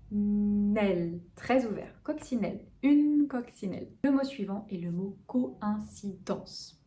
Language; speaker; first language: French; native; French